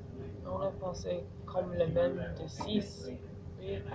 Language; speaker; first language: French; non-native, learner; English